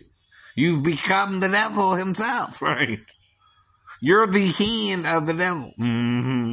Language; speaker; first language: English; native; English